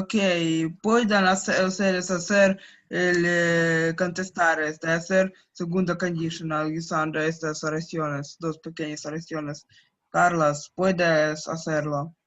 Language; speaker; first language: Spanish; non-native, learner; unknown